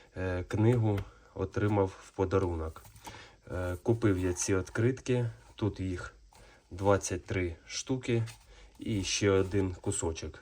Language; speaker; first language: Ukrainian; non-native, local second language; Russian